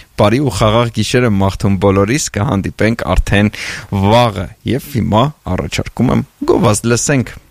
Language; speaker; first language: Armenian; native; Armenian